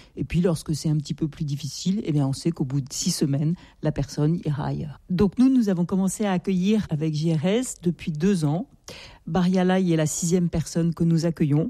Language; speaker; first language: French; native; French